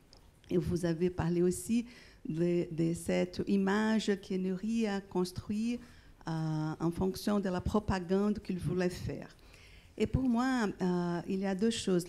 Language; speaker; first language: French; non-native, fluent; Portuguese